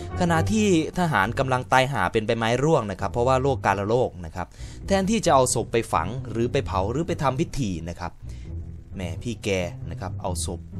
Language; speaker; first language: Thai; native; Thai